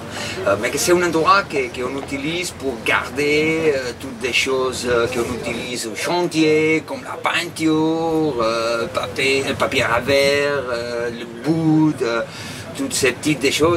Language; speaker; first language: French; non-native, fluent; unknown